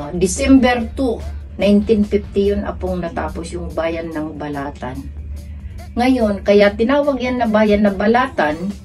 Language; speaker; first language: Filipino; non-native, local second language; Bikol